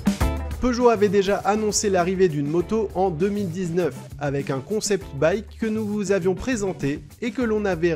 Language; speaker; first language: French; native; French